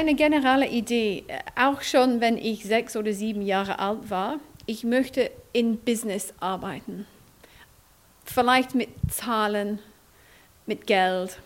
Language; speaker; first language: German; non-native, fluent; English